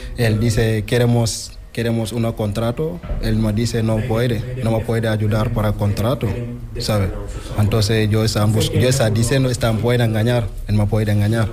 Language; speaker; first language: Spanish; non-native, learner; Wolof